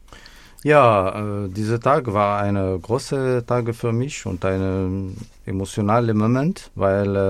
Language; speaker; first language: German; non-native, fluent; Arabic